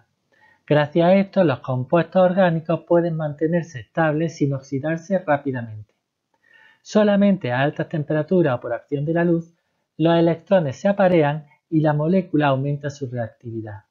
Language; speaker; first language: Spanish; native; Spanish